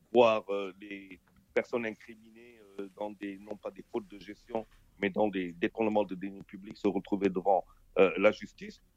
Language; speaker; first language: French; non-native, local second language; Wolof